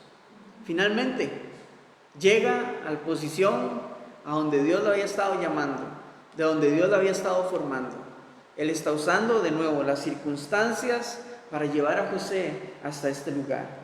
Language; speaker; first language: Spanish; native; Spanish